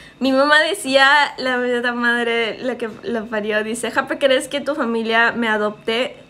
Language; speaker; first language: Spanish; early bilingual, heritage; Spanish